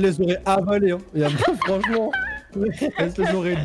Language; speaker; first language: French; native; French